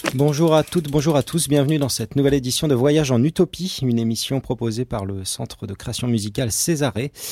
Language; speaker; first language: French; native; French